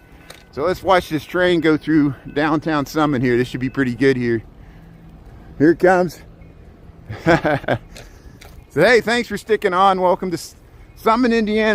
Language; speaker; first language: English; native; English